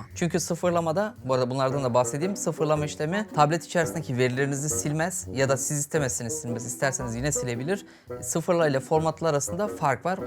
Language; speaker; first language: Turkish; native; Turkish